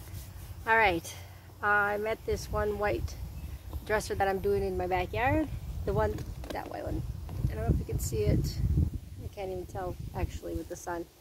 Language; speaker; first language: English; native; English